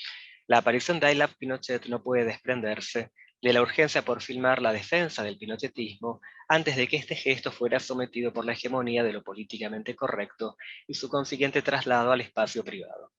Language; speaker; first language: Spanish; native; Spanish